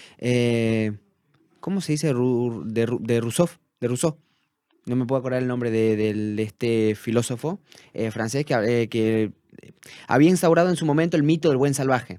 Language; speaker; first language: Spanish; native; Spanish